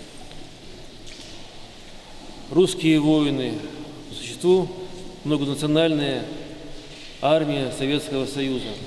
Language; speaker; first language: Russian; native; Russian